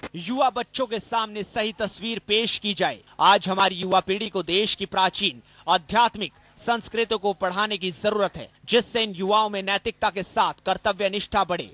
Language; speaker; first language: Hindi; native; Hindi